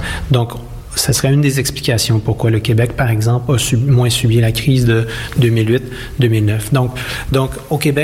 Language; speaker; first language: French; native; French